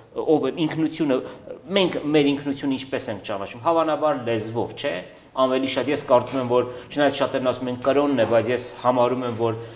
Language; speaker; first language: Armenian; native; Armenian